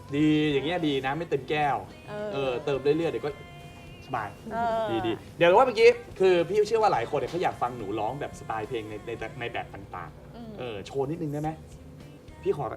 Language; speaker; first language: Thai; native; Thai